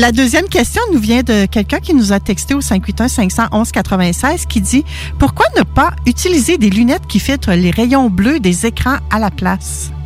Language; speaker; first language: French; native; French